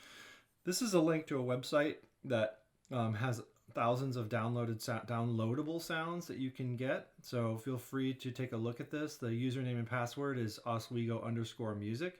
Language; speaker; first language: English; native; English